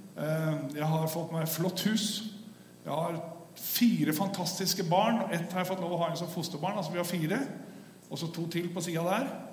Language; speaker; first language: Norwegian; native; Norwegian